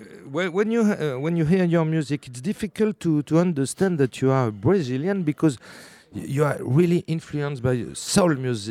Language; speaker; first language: English; non-native, learner; French